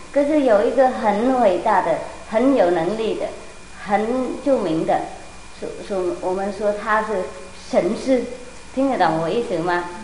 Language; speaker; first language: Chinese; non-native, fluent; Vietnamese